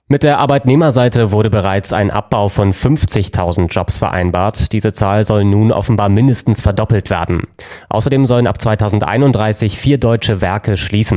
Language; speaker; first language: German; native; German